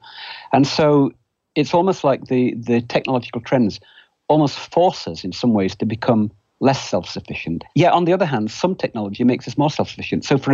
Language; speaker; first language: English; native; English